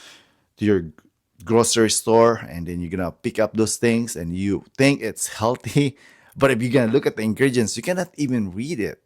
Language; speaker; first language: English; non-native, fluent; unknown